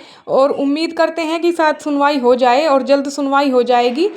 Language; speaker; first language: Hindi; native; Hindi